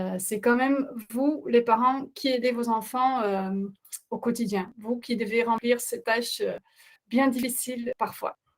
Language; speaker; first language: French; non-native, fluent; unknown